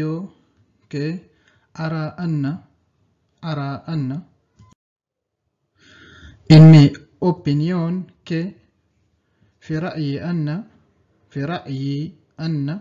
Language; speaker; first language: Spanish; non-native, fluent; Arabic